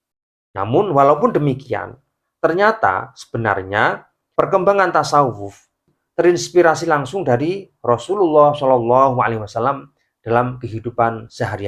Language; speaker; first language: Indonesian; native; Indonesian